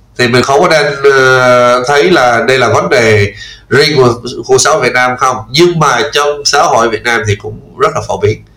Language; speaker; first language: Vietnamese; non-native, fluent; English